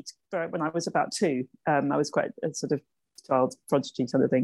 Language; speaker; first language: English; native; English